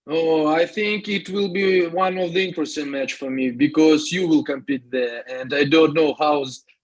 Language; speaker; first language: English; non-native, learner; Russian